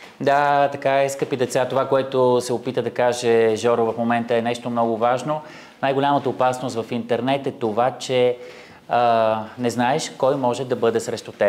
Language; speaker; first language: Bulgarian; native; Bulgarian